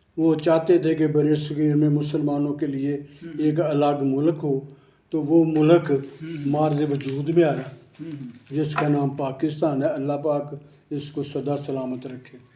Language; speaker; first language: Urdu; non-native, local second language; Punjabi